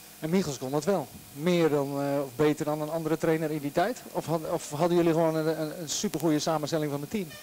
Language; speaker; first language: Dutch; native; Dutch